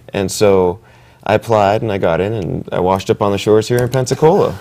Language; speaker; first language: English; native; English